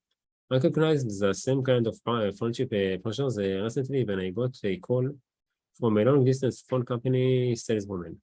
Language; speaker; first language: English; non-native, learner; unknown